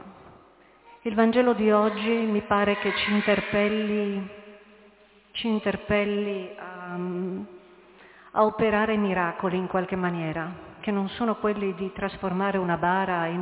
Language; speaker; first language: Italian; native; Italian